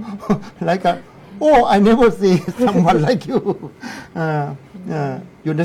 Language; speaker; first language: English; non-native, learner; Thai